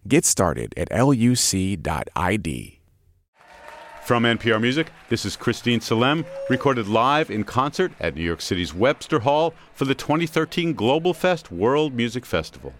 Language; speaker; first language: English; native; English